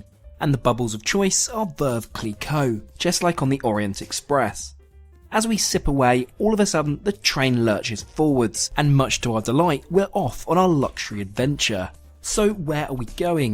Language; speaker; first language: English; native; English